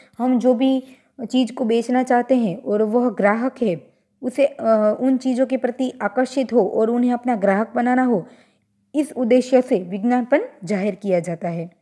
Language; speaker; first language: Hindi; non-native, local second language; Gujarati